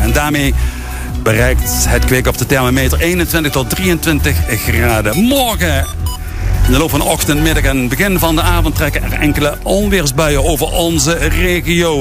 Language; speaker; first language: Dutch; native; Dutch